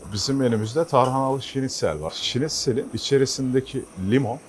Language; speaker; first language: Turkish; native; Turkish